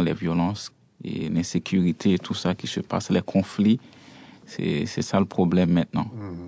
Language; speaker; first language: French; non-native, local second language; Haitian Creole